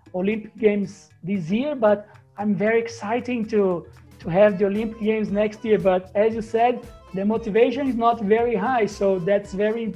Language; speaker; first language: English; non-native, fluent; Portuguese